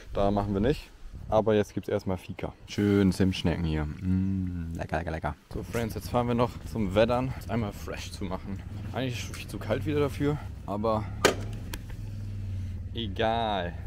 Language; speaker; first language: German; native; German